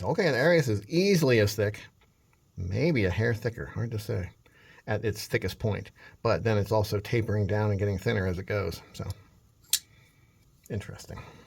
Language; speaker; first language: English; native; English